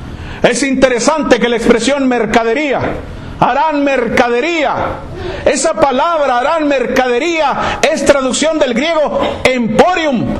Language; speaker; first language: Spanish; native; Spanish